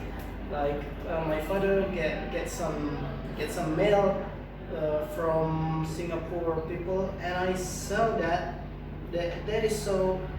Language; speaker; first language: English; non-native, learner; Indonesian